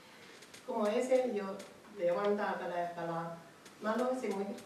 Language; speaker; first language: Spanish; non-native, learner; Chinese